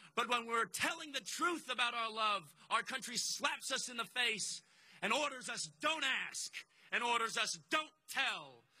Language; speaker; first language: English; native; English